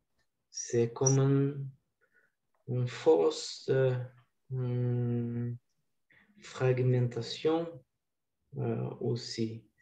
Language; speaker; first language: French; non-native, learner; Portuguese